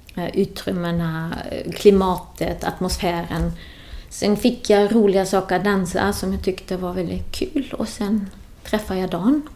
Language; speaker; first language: Swedish; non-native, fluent; German